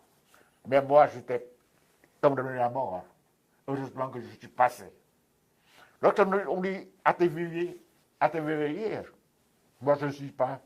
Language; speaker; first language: French; non-native, fluent; Vietnamese